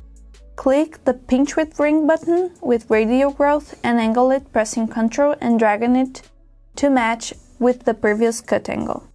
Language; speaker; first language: English; non-native, fluent; Portuguese